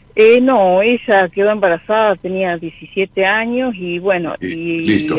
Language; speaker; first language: Spanish; native; Spanish